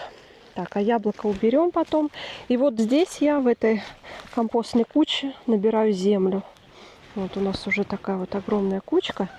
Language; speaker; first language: Russian; native; Russian